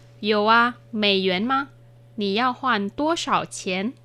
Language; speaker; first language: Chinese; non-native, fluent; Vietnamese